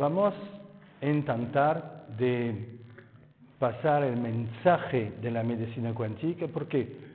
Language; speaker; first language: Spanish; non-native, fluent; French